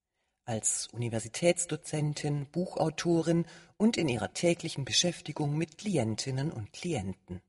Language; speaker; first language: German; native; German